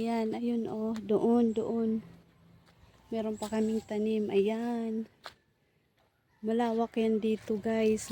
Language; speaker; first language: Filipino; native; Filipino